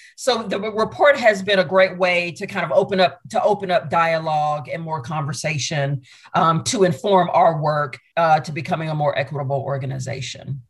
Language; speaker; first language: English; native; English